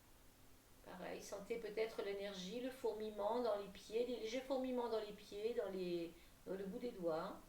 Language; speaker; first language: French; native; French